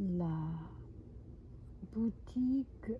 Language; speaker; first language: French; non-native, fluent; Chinese